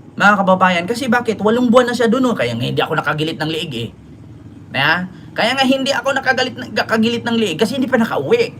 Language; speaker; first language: Filipino; native; Filipino